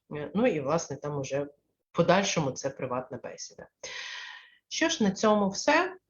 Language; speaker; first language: Ukrainian; non-native, local second language; Russian